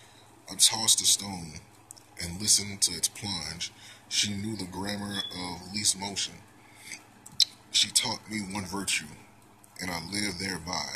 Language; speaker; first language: English; native; English